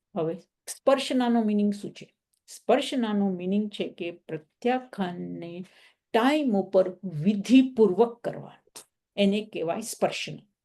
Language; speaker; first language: Gujarati; early bilingual, heritage; Gujarati